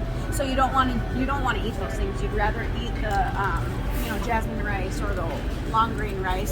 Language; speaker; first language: English; native; English